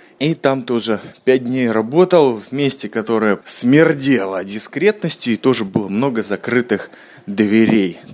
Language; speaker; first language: Russian; native; Russian